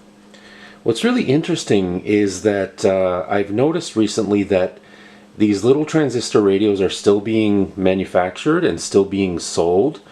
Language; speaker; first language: English; native; English